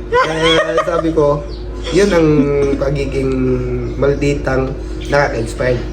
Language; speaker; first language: Filipino; non-native, local second language; Waray